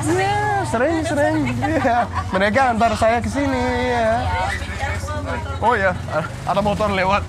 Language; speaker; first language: Indonesian; non-native, learner; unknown